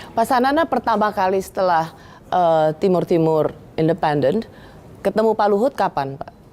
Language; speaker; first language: Indonesian; native; Indonesian